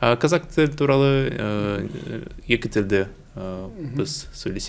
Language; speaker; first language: Kazakh; non-native, learner; Russian